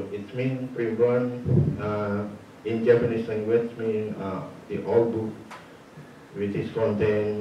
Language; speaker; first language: English; non-native, learner; Indonesian